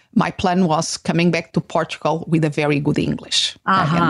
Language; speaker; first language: English; non-native, fluent; Portuguese